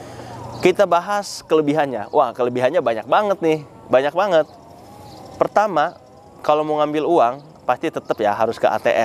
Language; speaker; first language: Indonesian; native; Indonesian